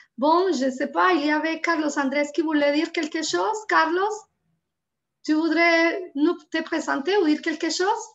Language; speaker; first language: French; non-native, fluent; Spanish